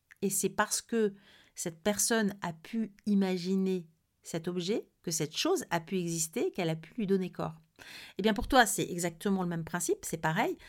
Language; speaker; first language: French; native; French